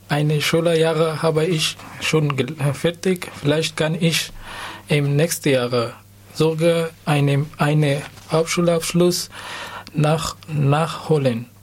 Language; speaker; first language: German; non-native, learner; Persian